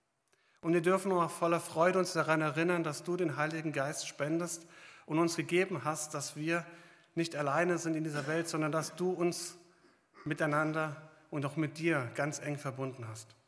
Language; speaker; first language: German; native; German